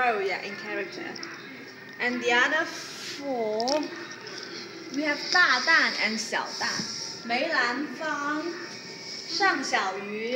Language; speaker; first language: English; non-native, fluent; Chinese